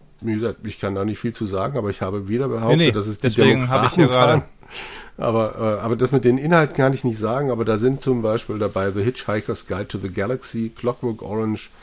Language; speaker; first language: German; native; German